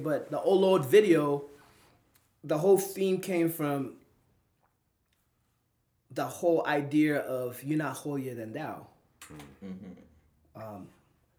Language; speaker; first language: English; non-native, local second language; Ganda